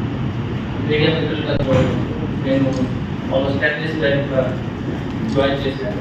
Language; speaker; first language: Telugu; non-native, learner; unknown